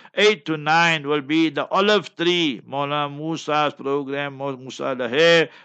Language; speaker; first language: English; native; English